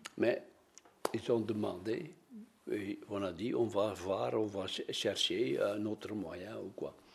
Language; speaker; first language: French; non-native, local second language; Dutch